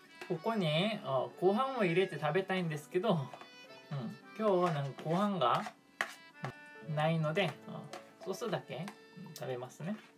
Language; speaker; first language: Japanese; non-native, fluent; Korean